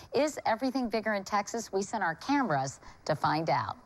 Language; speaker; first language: English; native; English